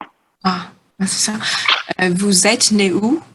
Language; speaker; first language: French; non-native, learner; Vietnamese